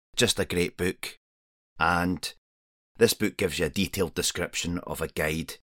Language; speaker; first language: English; native; English